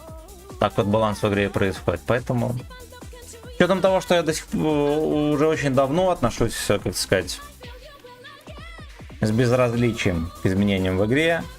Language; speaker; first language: Russian; native; Russian